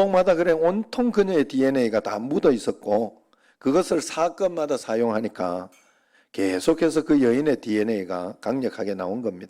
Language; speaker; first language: Korean; native; Korean